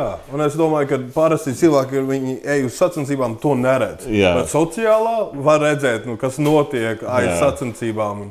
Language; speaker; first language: Latvian; early bilingual, heritage; English